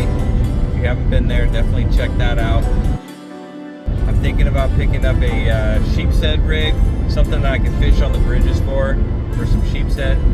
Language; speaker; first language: English; native; English